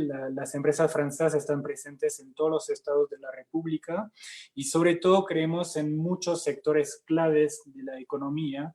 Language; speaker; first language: Spanish; non-native, fluent; French